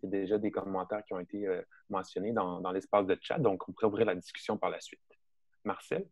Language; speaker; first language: French; native; French